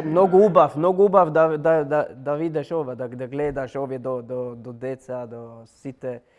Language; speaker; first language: Macedonian; non-native, learner; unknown